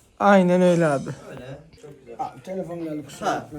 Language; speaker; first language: Turkish; native; Turkish